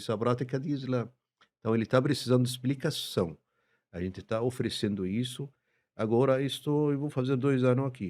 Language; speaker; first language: Portuguese; non-native, fluent; Arabic